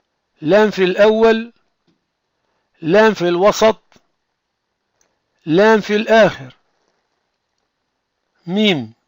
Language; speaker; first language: Arabic; non-native, fluent; French